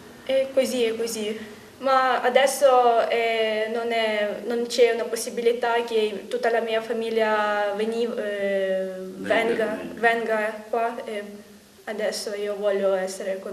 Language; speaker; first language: Italian; non-native, learner; Ukrainian